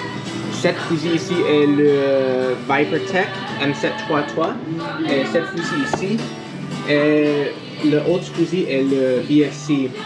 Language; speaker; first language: French; non-native, learner; English